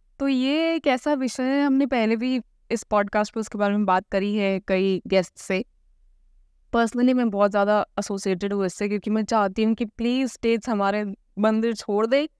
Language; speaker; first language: Hindi; native; Hindi